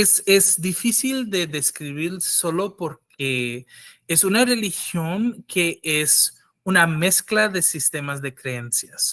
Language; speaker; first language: Spanish; non-native, fluent; English